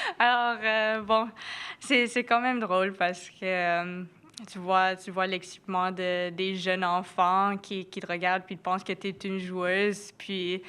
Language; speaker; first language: French; non-native, local second language; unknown